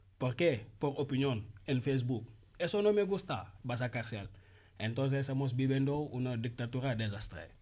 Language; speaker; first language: Spanish; non-native, learner; Wolof